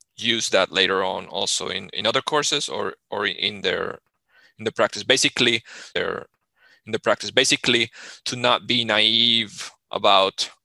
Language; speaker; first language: English; non-native, fluent; Spanish